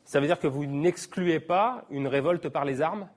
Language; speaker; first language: French; native; French